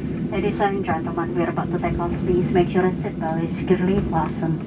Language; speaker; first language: English; non-native, fluent; Indonesian